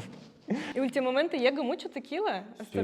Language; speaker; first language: Spanish; non-native, fluent; Russian